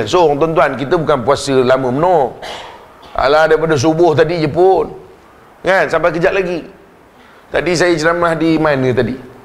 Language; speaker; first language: Malay; native; Malay